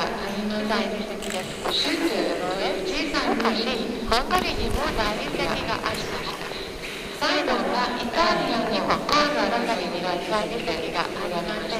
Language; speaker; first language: Japanese; non-native, fluent; Hungarian